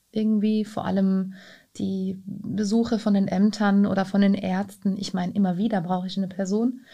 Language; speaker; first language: German; non-native, fluent; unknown